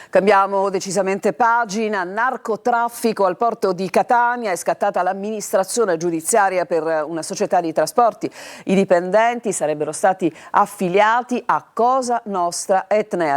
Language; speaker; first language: Italian; native; Italian